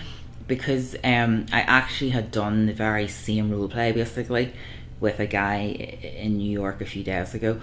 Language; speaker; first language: English; native; English